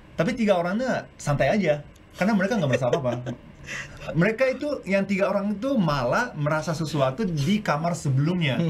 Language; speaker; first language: Indonesian; non-native, fluent; Japanese